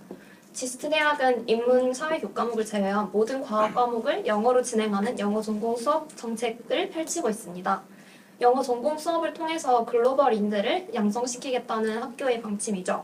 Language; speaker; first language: Korean; native; Korean